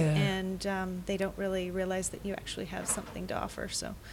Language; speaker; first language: English; native; English